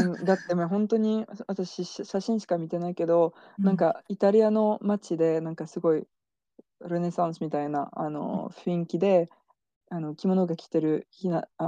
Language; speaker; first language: Japanese; non-native, fluent; French